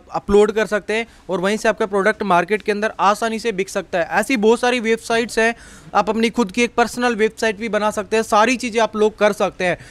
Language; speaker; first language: Hindi; native; Hindi